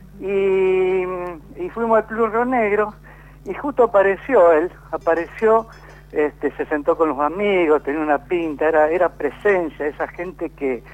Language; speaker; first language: Spanish; native; Spanish